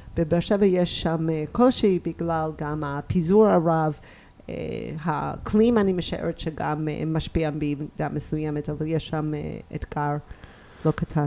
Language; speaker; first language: Hebrew; non-native, fluent; English